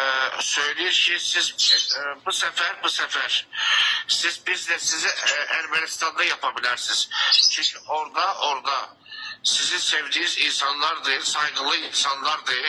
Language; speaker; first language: Turkish; non-native, learner; Azerbaijani